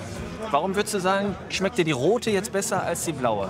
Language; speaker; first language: German; native; German